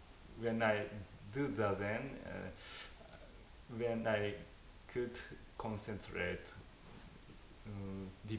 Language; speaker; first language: English; non-native, fluent; Japanese